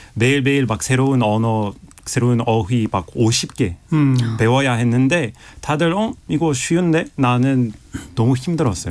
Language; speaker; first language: Korean; non-native, fluent; French